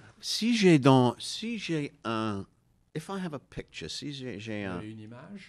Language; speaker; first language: French; non-native, learner; English